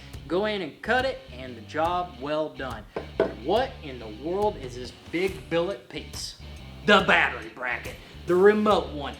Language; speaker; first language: English; native; English